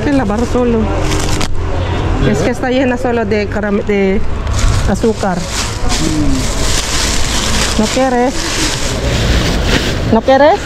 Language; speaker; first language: Spanish; non-native, fluent; Filipino